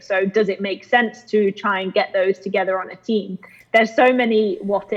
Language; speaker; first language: English; native; English